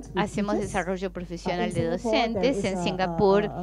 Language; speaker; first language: Spanish; non-native, fluent; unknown